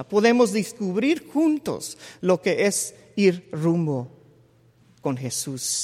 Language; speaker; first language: Spanish; early bilingual, heritage; Spanish